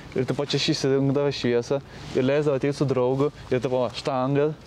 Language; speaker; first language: Lithuanian; native; Lithuanian